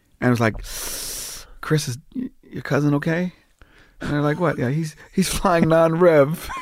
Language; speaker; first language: English; native; English